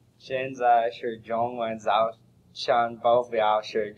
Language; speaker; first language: Chinese; non-native, learner; English